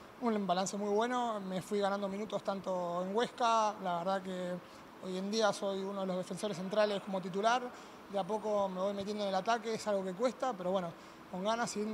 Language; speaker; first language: Spanish; native; Spanish